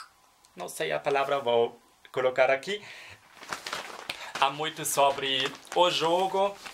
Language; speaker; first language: Portuguese; non-native, learner; German